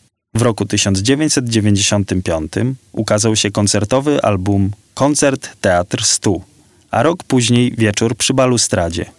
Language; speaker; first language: Polish; native; Polish